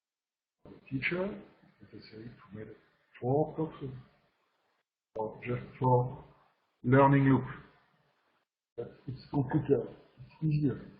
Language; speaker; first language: English; non-native, learner; French